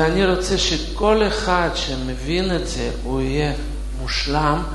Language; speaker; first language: Hebrew; non-native, fluent; Russian